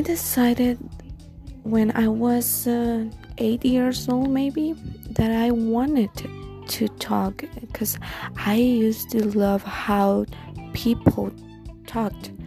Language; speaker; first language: English; non-native, learner; Spanish